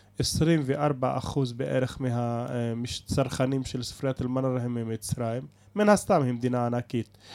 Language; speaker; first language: Hebrew; non-native, local second language; Arabic